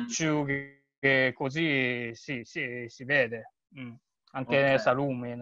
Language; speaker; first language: Italian; non-native, learner; Japanese